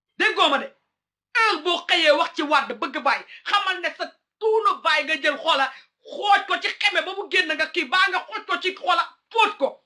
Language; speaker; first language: Wolof; early bilingual, heritage; Wolof